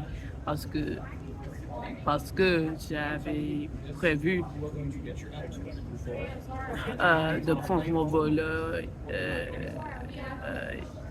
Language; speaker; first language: French; non-native, fluent; English